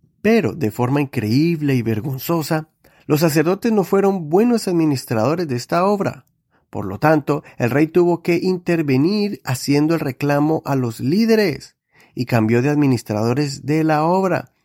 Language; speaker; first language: Spanish; native; Spanish